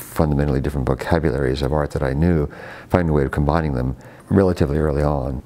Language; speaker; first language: English; native; English